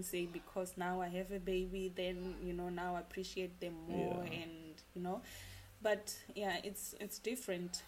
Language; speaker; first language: English; non-native, local second language; Venda